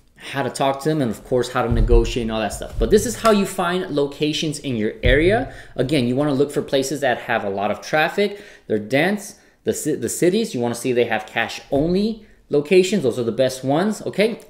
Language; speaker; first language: English; native; English